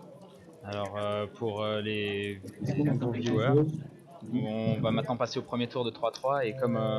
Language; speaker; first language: French; native; French